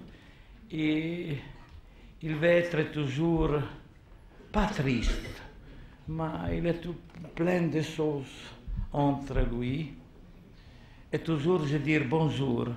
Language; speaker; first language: French; non-native, learner; Italian